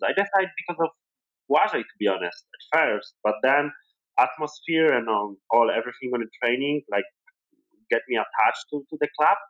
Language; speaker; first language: English; non-native, fluent; Polish